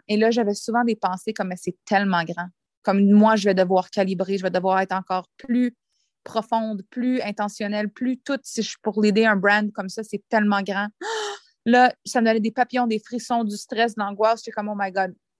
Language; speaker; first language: French; native; French